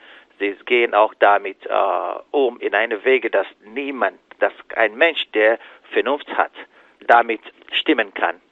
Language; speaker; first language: German; non-native, fluent; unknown